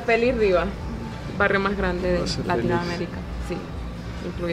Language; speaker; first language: Spanish; native; Spanish